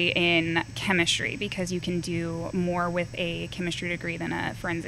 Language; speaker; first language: English; native; English